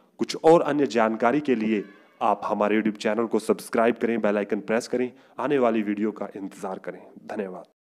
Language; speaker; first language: Hindi; non-native, local second language; Punjabi